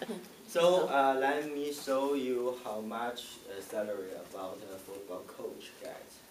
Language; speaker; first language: English; non-native, learner; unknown